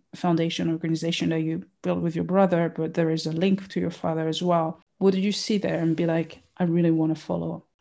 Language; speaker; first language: English; non-native, fluent; Rundi